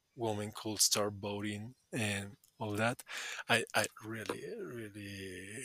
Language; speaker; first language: English; non-native, fluent; Spanish